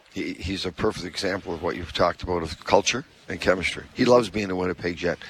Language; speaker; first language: English; native; English